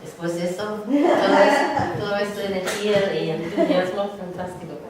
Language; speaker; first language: Spanish; non-native, learner; English